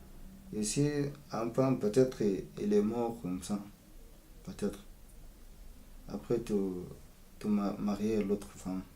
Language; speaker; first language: French; non-native, learner; Arabic